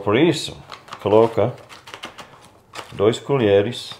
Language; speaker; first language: Portuguese; non-native, learner; English